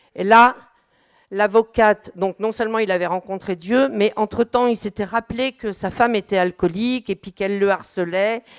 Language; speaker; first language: French; native; French